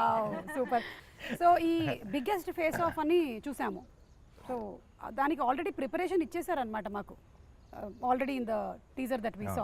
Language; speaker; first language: Telugu; native; Telugu